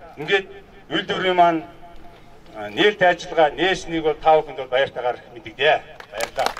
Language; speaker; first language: Mongolian; non-native, local second language; Kazakh